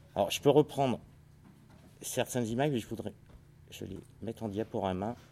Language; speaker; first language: French; native; French